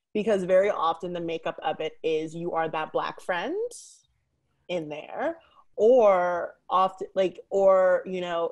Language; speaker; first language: English; native; English